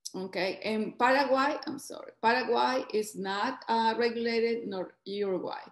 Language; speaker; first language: English; non-native, fluent; Spanish